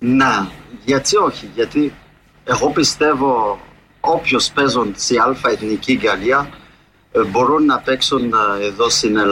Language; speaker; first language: Greek; non-native, fluent; French